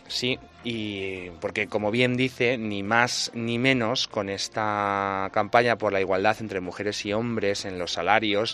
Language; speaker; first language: Spanish; native; Spanish